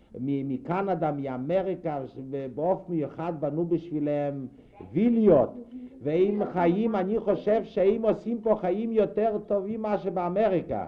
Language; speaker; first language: Hebrew; non-native, fluent; Yiddish